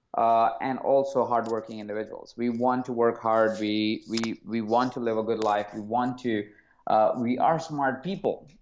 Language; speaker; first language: English; non-native, local second language; Hindi